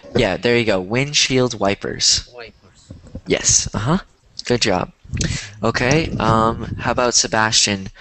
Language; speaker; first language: English; native; English